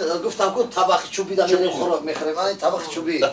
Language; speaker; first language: Persian; native; Persian